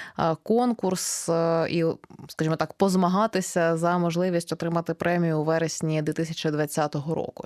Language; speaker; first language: Ukrainian; native; Ukrainian